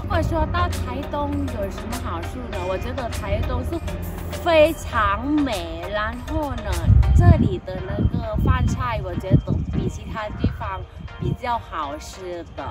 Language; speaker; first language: Chinese; non-native, learner; Thai